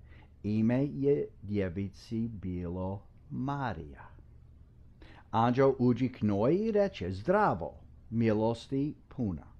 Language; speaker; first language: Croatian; non-native, fluent; English